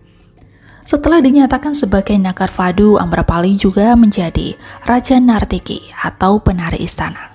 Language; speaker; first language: Indonesian; native; Indonesian